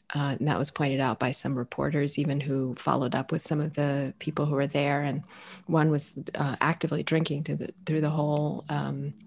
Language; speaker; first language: English; native; English